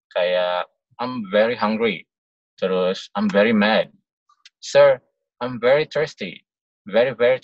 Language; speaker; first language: English; non-native, local second language; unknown